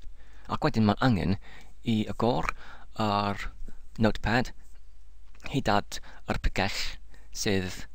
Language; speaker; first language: Welsh; non-native, learner; English